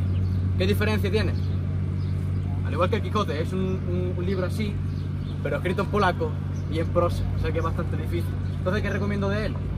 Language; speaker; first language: Spanish; native; Spanish